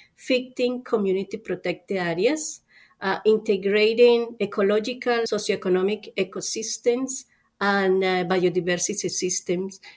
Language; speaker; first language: English; non-native, fluent; Spanish